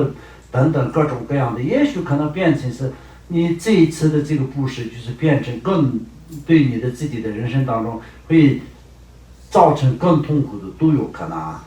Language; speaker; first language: Chinese; non-native, local second language; Tibetan